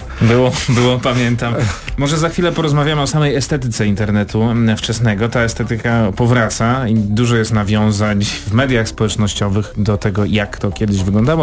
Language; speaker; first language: Polish; native; Polish